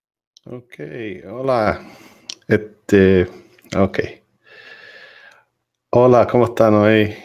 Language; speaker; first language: Spanish; early bilingual, heritage; English